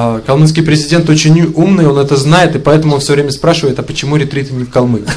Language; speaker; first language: Russian; native; Russian